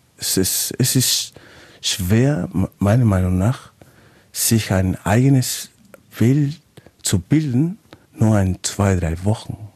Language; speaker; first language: German; non-native, fluent; Spanish